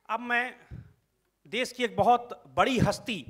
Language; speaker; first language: Hindi; native; Hindi